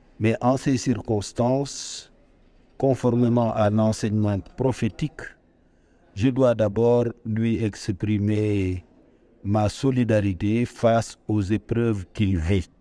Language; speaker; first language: French; non-native, local second language; Wolof